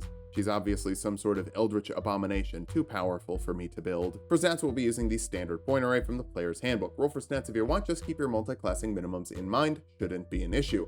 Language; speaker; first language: English; native; English